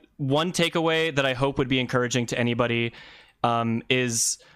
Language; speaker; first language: English; native; English